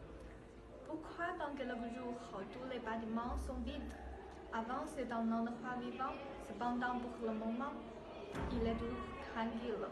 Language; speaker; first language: French; non-native, learner; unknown